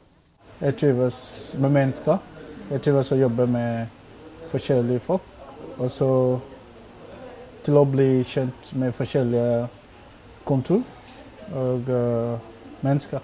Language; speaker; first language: Norwegian; non-native, fluent; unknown